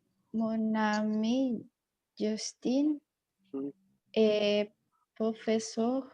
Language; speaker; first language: French; non-native, learner; Indonesian